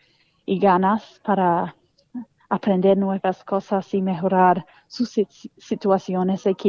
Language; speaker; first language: Spanish; non-native, fluent; English